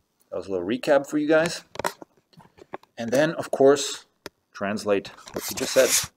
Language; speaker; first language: English; native; English